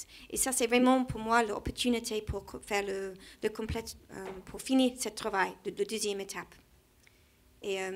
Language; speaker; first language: French; non-native, learner; English